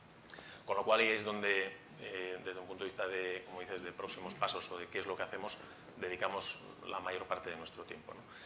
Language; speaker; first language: Spanish; native; Spanish